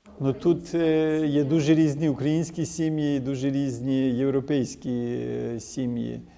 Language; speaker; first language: Ukrainian; early bilingual, heritage; Ukrainian